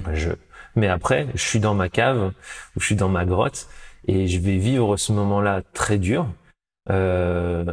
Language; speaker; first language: French; native; French